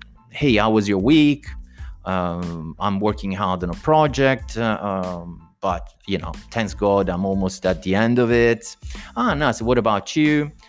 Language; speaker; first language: English; non-native, fluent; Italian